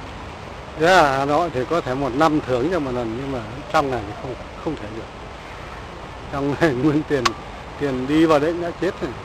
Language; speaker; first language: Vietnamese; native; Vietnamese